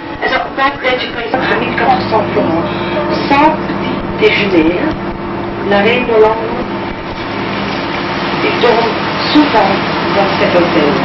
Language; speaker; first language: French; non-native, learner; Dutch